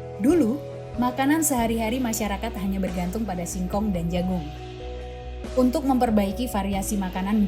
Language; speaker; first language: Indonesian; native; Indonesian